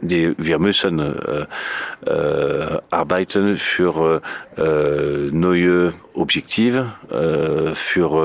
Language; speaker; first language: German; non-native, learner; Catalan